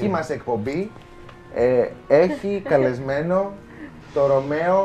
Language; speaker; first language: Greek; native; Greek